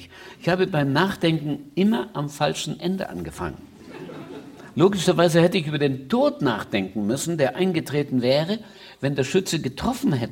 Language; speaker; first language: German; native; German